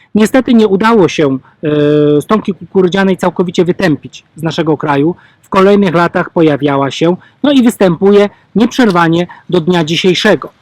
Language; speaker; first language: Polish; native; Polish